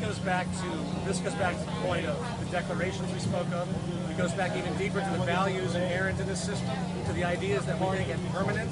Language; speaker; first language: English; native; English